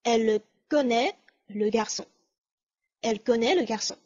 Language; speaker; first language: French; non-native, fluent; Chinese